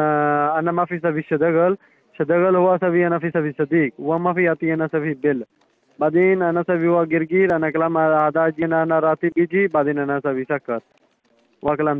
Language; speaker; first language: Arabic; non-native, learner; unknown